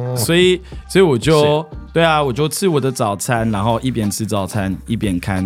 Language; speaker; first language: Chinese; non-native, fluent; French